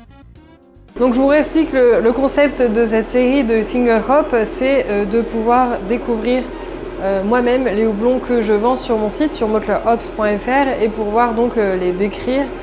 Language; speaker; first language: French; native; French